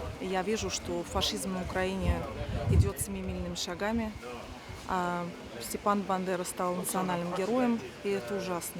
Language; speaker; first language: Russian; native; Russian